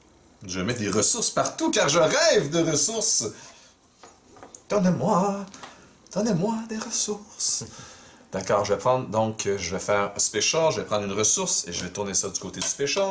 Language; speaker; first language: French; native; French